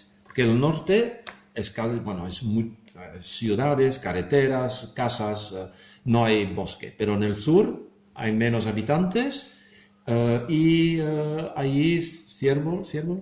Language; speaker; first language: Spanish; non-native, fluent; Dutch